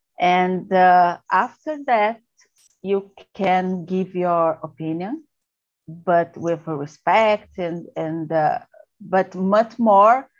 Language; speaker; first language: English; non-native, learner; Portuguese